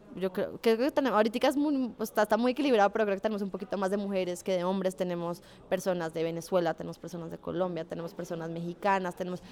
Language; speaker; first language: Spanish; native; Spanish